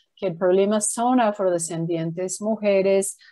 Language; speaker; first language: Spanish; non-native, fluent; English